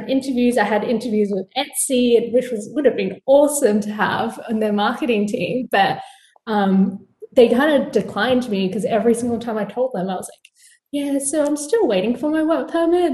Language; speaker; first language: English; native; English